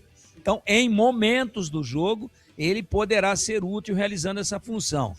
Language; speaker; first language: Portuguese; native; Portuguese